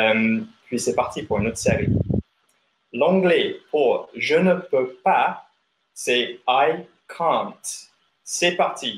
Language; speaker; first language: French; non-native, fluent; English